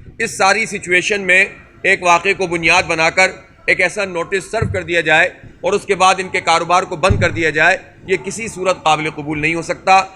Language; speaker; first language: Urdu; native; Urdu